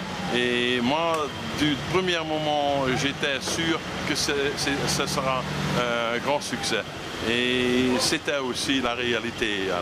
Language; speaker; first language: French; non-native, fluent; Dutch